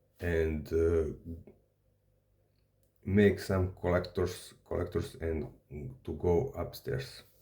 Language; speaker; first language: English; non-native, learner; Serbian